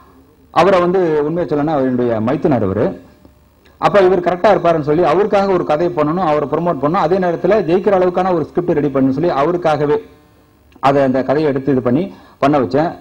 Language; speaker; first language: Tamil; native; Tamil